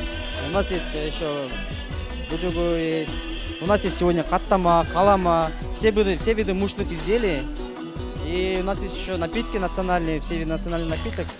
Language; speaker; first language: Russian; non-native, local second language; Kyrgyz